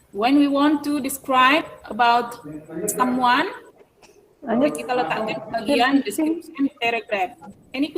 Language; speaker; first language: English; non-native, learner; Indonesian